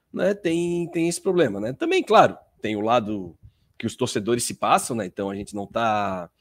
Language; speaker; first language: Portuguese; native; Portuguese